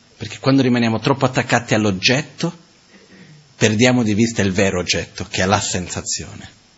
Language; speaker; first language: Italian; non-native, fluent; Portuguese